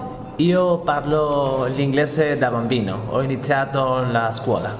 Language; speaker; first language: Italian; non-native, learner; Spanish